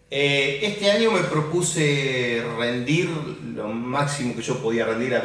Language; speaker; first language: Spanish; native; Spanish